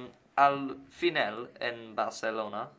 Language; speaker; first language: Spanish; non-native, learner; English